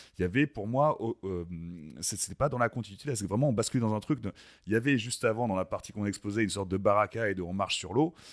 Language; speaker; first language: French; native; French